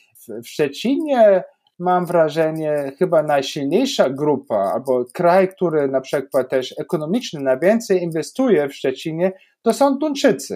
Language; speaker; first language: Polish; non-native, fluent; German